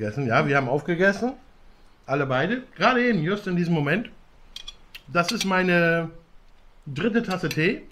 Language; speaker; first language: German; native; German